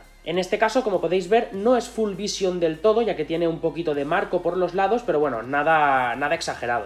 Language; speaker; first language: Spanish; native; Spanish